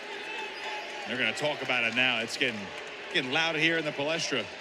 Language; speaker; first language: English; native; English